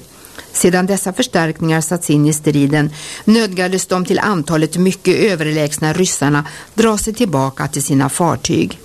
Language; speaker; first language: Swedish; native; Swedish